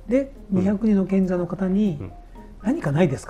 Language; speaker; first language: Japanese; native; Japanese